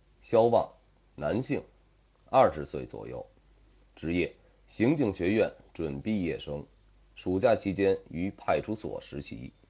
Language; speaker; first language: Chinese; native; Chinese